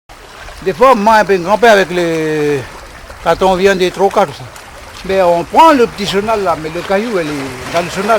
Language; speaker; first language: French; non-native, local second language; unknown